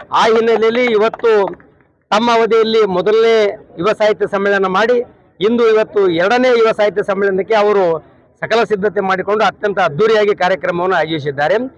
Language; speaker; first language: Kannada; native; Kannada